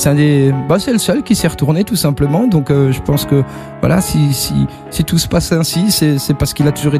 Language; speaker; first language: French; native; French